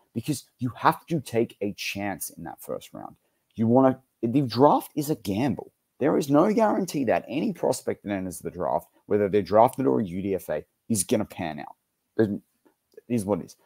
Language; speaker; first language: English; native; English